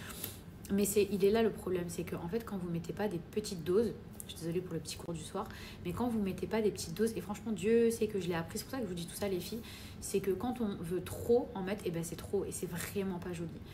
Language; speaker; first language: French; native; French